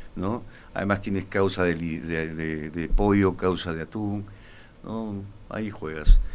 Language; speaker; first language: Spanish; native; Spanish